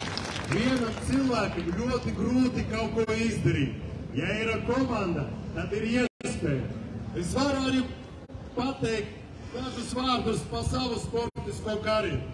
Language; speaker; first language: Latvian; non-native, local second language; Russian